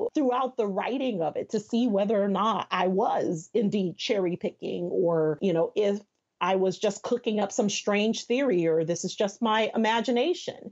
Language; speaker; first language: English; native; English